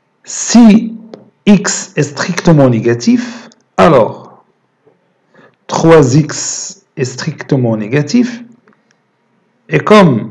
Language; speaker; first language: French; non-native, local second language; Arabic